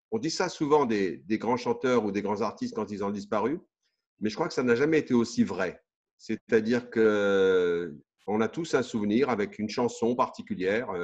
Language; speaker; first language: French; early bilingual, other home language; Kabyle